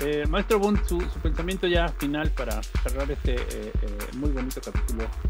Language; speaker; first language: Spanish; native; Spanish